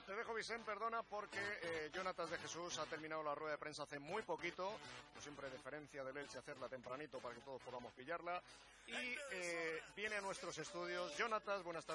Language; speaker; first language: Spanish; native; Spanish